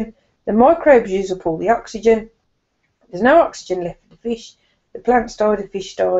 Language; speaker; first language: English; native; English